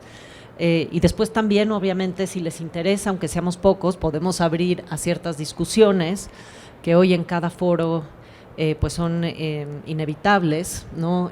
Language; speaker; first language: Spanish; native; Spanish